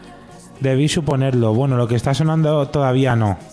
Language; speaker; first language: Spanish; native; Spanish